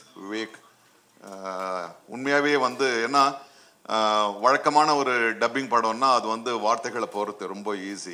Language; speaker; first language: Tamil; native; Tamil